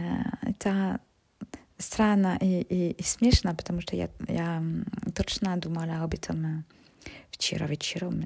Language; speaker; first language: Russian; non-native, learner; French